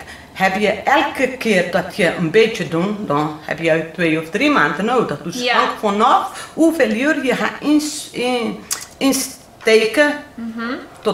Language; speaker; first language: Dutch; non-native, learner; Portuguese